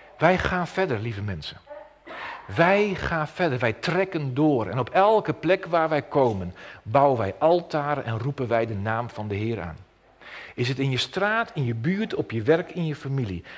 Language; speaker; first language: Dutch; non-native, local second language; Western Frisian